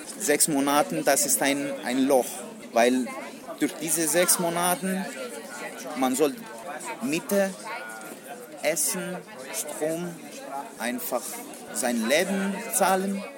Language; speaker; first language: German; non-native, learner; Greek